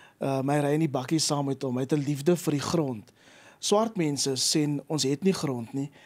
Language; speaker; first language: Afrikaans; native; Afrikaans